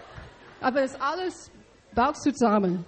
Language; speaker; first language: German; non-native, learner; English